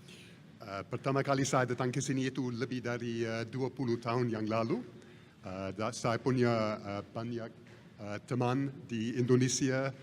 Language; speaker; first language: Indonesian; non-native, fluent; English